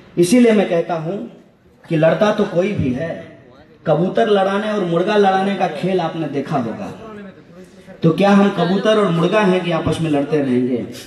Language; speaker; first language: Hindi; native; Hindi